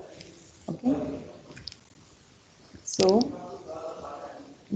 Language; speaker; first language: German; non-native, fluent; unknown